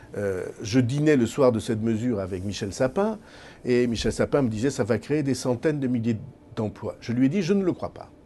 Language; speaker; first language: French; native; French